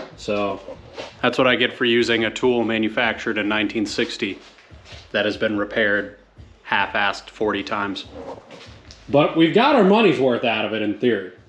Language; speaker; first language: English; native; English